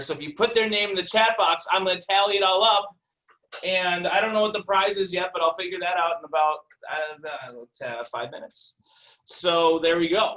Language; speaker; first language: English; native; English